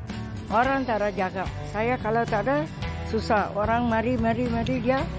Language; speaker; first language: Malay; non-native, local second language; Tamil